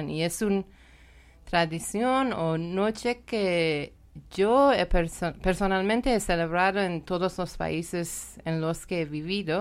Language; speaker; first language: Spanish; non-native, learner; Persian